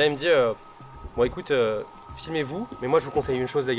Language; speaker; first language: French; native; French